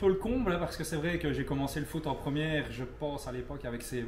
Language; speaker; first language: French; native; French